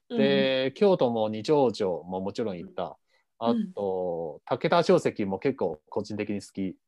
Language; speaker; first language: Japanese; non-native, fluent; Chinese